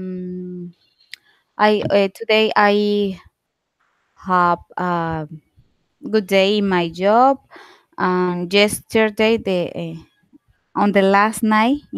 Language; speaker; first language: English; non-native, learner; Spanish